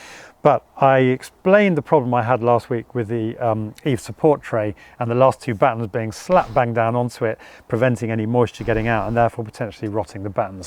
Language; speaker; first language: English; native; English